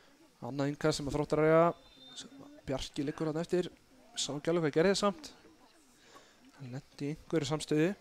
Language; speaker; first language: Icelandic; native; Icelandic